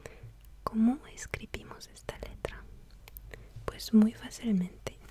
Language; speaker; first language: Spanish; non-native, fluent; Russian